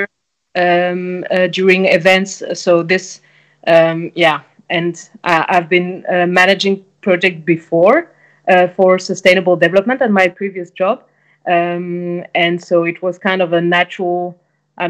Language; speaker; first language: English; non-native, fluent; French